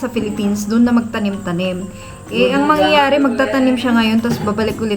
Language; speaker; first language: Filipino; native; Filipino